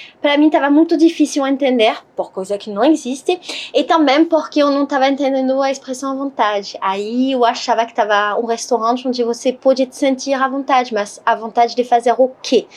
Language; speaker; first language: Portuguese; non-native, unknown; French